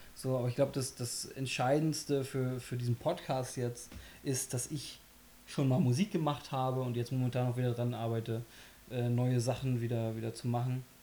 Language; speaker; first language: German; early bilingual, other home language; Polish